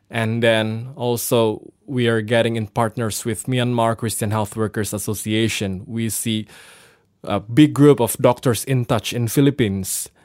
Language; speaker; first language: English; non-native, fluent; Indonesian